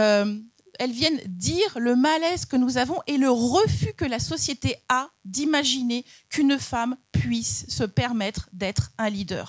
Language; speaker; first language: French; native; French